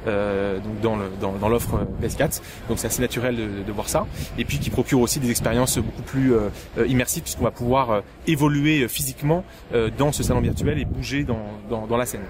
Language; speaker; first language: French; native; French